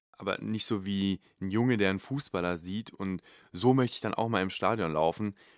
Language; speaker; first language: German; native; German